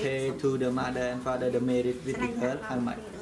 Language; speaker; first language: English; non-native, learner; Khmer